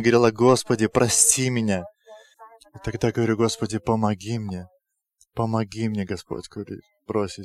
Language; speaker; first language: Russian; non-native, fluent; Lithuanian